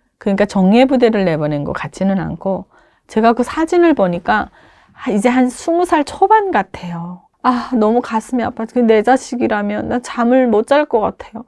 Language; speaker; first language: Korean; native; Korean